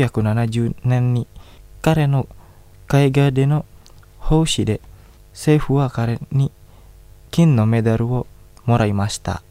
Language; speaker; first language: Japanese; non-native, fluent; Indonesian